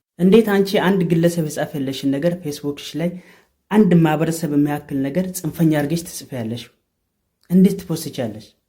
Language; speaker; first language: Amharic; non-native, local second language; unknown